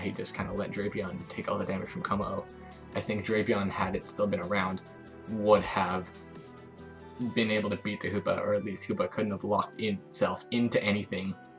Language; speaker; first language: English; native; English